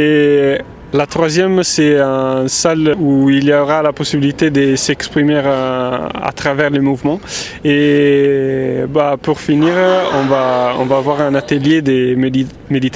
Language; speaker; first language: French; non-native, fluent; Italian